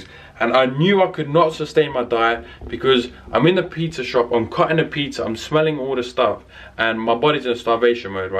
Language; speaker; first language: English; native; English